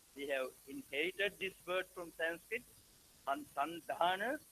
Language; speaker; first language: English; non-native, local second language; Sinhala